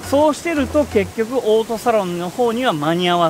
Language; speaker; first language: Japanese; native; Japanese